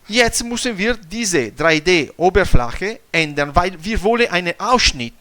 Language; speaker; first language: German; non-native, fluent; Italian